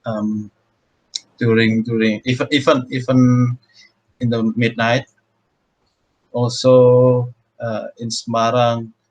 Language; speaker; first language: English; non-native, learner; Indonesian